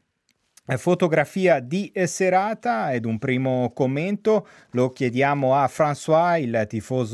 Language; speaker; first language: Italian; native; Italian